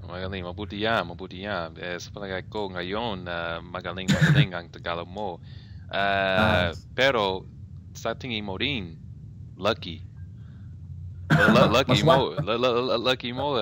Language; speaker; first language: Filipino; non-native, learner; English